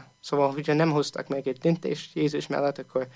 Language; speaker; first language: Hungarian; non-native, fluent; English